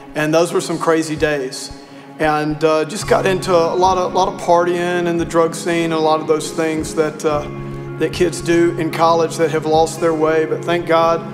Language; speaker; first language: English; native; English